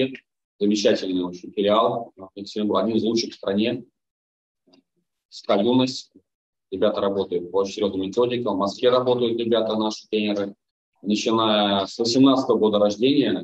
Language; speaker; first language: Russian; native; Russian